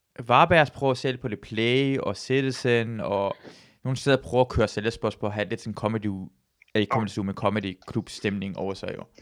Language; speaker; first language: Danish; early bilingual, other home language; Persian